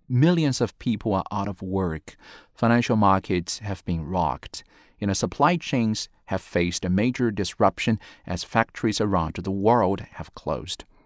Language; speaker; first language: English; non-native, fluent; Chinese